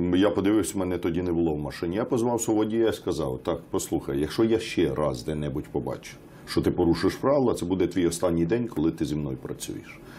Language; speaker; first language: Ukrainian; native; Ukrainian